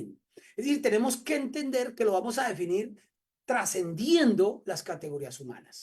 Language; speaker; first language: Spanish; native; Spanish